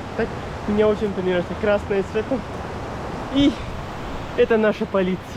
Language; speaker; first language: Russian; non-native, learner; Pashto